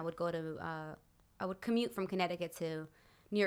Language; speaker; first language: English; native; English